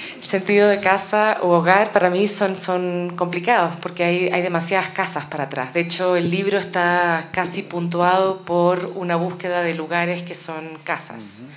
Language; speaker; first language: Spanish; native; Spanish